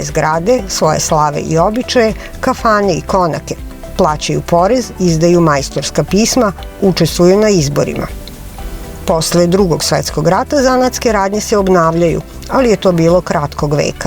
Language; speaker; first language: Serbian; native; Serbian